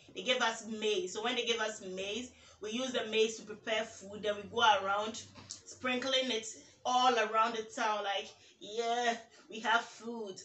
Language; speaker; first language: English; non-native, local second language; Ga